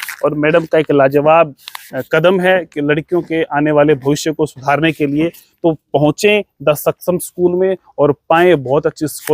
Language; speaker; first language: Hindi; native; Hindi